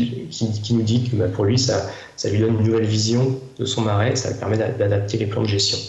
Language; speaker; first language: French; native; French